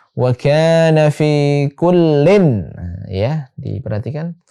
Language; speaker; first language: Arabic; non-native, fluent; Indonesian